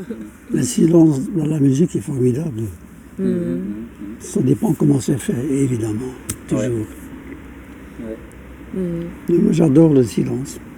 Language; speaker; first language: French; non-native, local second language; Dutch